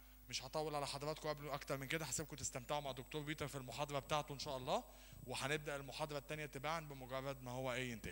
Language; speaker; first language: Arabic; native; Arabic